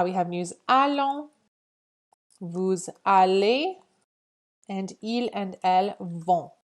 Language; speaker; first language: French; non-native, fluent; English